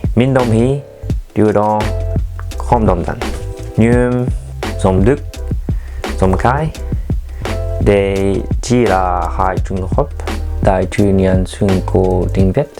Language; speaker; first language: Vietnamese; non-native, learner; French